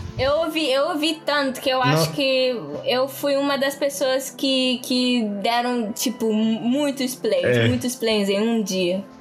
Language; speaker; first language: Portuguese; non-native, local second language; Kabuverdianu